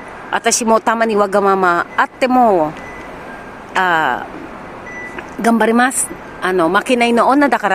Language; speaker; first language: Japanese; non-native, learner; Filipino